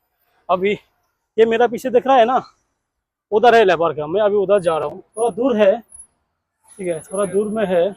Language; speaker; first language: Hindi; non-native, local second language; Rangpuri